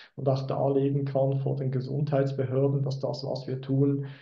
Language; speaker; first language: German; native; German